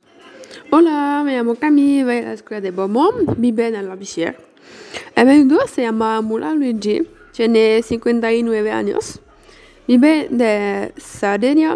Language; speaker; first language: Spanish; non-native, learner; French